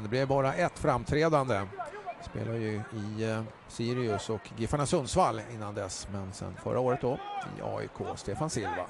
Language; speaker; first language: Swedish; native; Swedish